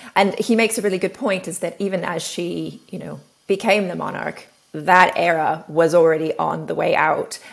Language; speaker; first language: English; native; English